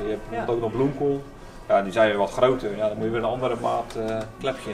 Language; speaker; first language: Dutch; native; Dutch